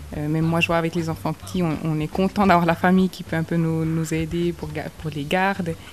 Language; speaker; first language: French; native; French